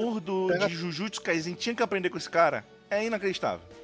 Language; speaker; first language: Portuguese; native; Portuguese